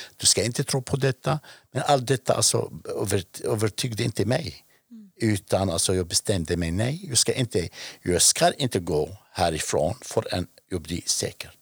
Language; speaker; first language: Swedish; non-native, fluent; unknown